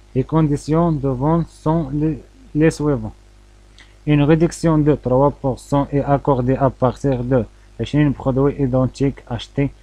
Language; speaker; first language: French; non-native, local second language; Arabic